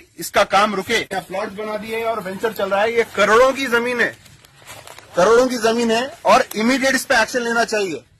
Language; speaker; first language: Hindi; native; Hindi